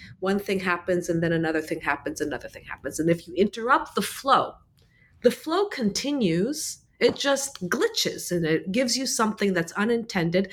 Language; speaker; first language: English; early bilingual, other home language; Arabic